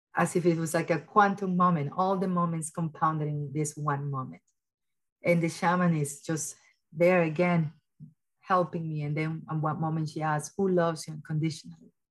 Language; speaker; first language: English; early bilingual, other home language; Spanish